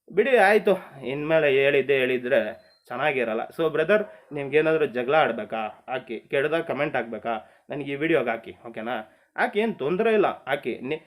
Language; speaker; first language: Kannada; non-native, local second language; Marathi